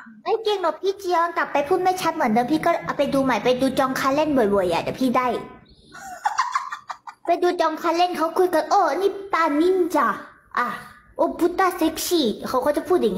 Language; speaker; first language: Thai; early bilingual, other home language; Korean